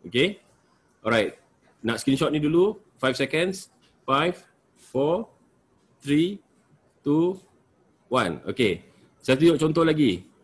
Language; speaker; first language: Malay; native; Malay